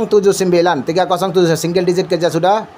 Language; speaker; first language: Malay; non-native, learner; Bangla